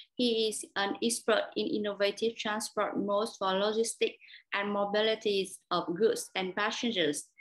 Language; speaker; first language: English; non-native, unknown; Vietnamese